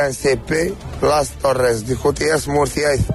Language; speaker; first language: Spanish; non-native, learner; Arabic